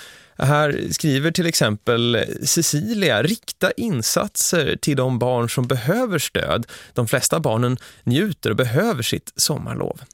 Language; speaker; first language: Swedish; native; Swedish